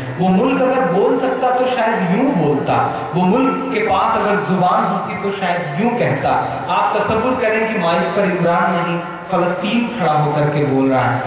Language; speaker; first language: Hindi; native; Hindi